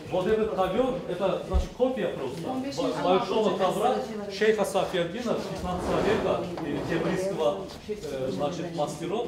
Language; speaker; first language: Russian; non-native, fluent; Azerbaijani